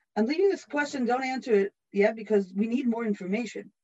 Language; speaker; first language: English; non-native, fluent; Hebrew